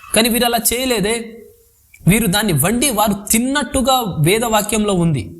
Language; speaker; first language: Telugu; non-native, local second language; Lambadi